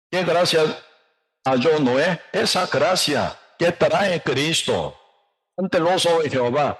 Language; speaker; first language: Spanish; non-native, learner; Korean